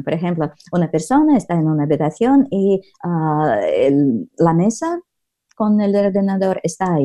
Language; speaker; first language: Spanish; non-native, learner; Russian